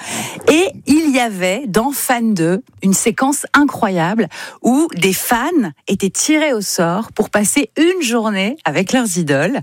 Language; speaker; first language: French; native; French